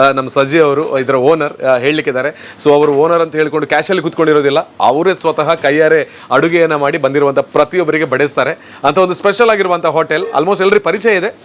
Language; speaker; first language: Kannada; native; Kannada